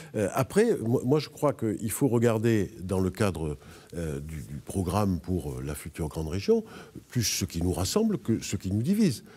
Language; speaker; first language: French; native; French